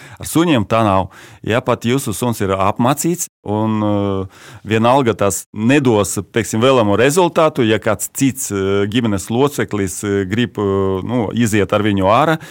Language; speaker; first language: Latvian; non-native, local second language; Russian